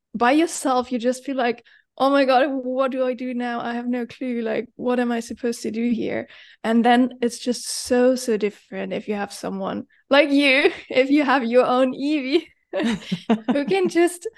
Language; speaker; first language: English; non-native, fluent; German